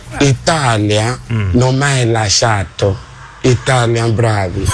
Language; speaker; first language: Italian; non-native, learner; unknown